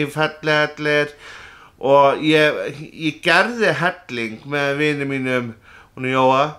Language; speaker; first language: Icelandic; non-native, fluent; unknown